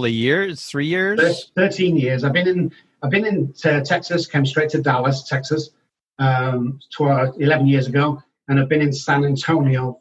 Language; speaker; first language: English; native; English